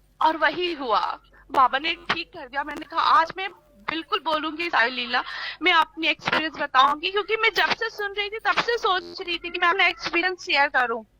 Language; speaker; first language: Hindi; native; Hindi